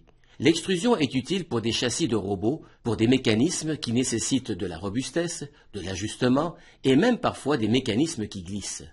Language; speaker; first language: French; native; French